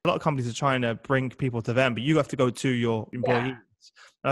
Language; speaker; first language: English; native; English